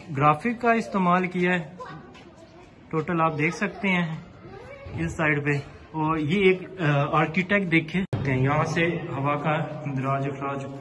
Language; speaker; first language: Urdu; non-native, local second language; Punjabi